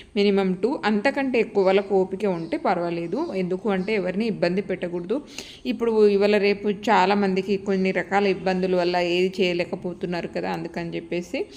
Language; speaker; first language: Telugu; native; Telugu